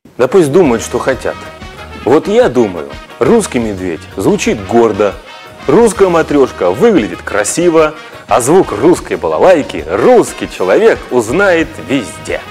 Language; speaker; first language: Russian; native; Russian